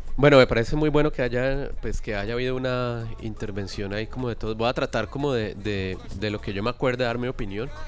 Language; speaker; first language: Spanish; native; Spanish